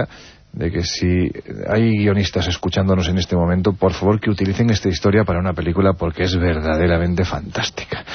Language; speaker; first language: Spanish; native; Spanish